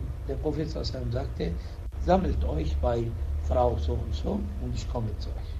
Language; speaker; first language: German; non-native, fluent; Arabic